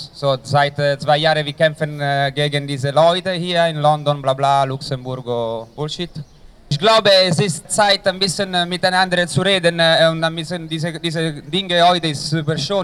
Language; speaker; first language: German; non-native, learner; Italian